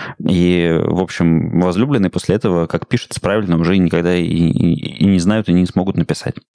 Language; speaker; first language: Russian; native; Russian